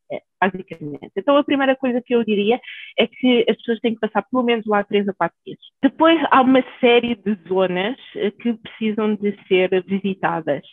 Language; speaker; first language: Portuguese; early bilingual, other home language; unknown